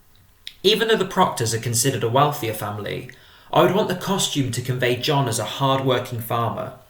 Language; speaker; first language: English; native; English